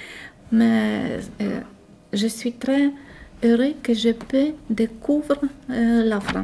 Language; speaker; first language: French; non-native, learner; Polish